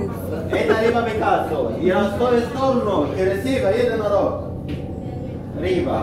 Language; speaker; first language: Russian; non-native, learner; Arabic